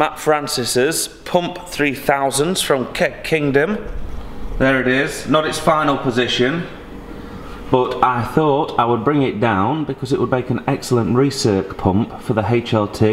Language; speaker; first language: English; native; English